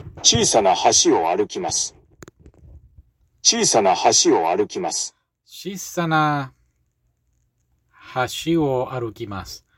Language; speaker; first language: Japanese; non-native, learner; English